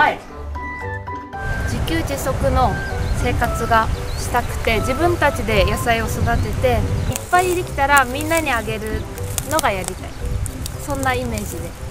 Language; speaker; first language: Japanese; native; Japanese